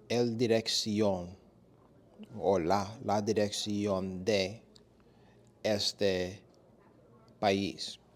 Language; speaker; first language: Spanish; non-native, learner; English